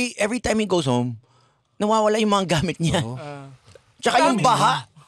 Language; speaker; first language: Filipino; native; Filipino